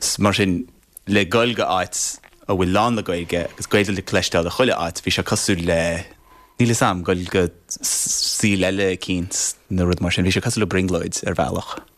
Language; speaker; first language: Irish; non-native, fluent; English